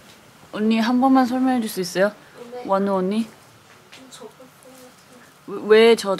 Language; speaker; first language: Korean; non-native, fluent; Chinese